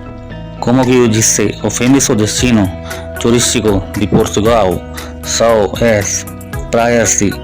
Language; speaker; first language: Portuguese; non-native, learner; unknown